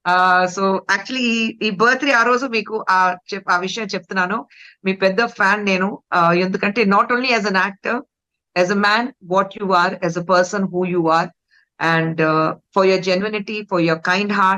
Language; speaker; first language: Telugu; non-native, fluent; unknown